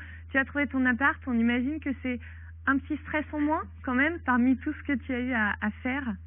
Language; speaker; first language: French; native; French